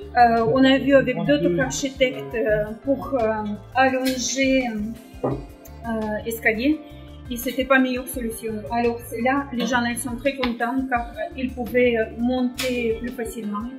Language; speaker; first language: French; non-native, fluent; Russian